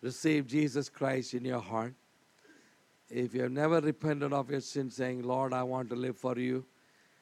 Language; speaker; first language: English; non-native, local second language; Malayalam